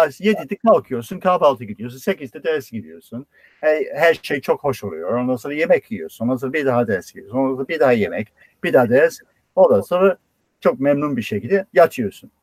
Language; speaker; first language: Turkish; non-native, fluent; English